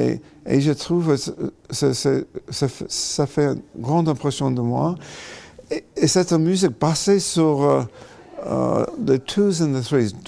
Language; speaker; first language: French; non-native, learner; English